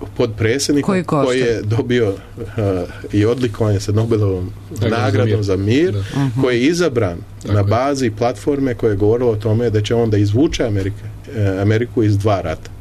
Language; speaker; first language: Serbian; early bilingual, heritage; Serbian